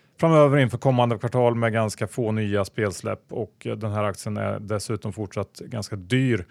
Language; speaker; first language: Swedish; native; Swedish